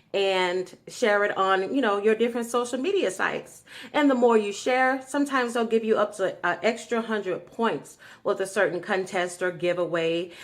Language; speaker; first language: English; native; English